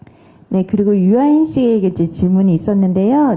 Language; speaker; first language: Korean; native; Korean